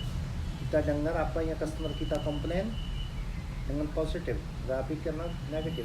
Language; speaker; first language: Indonesian; non-native, learner; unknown